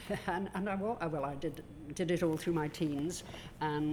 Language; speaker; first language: English; native; English